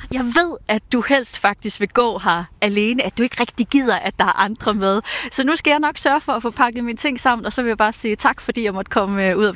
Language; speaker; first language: Danish; native; Danish